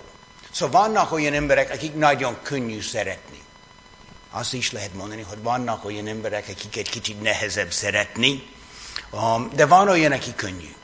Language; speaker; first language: Hungarian; non-native, fluent; English